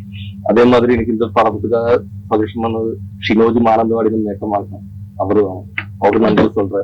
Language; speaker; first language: Tamil; non-native, learner; Malayalam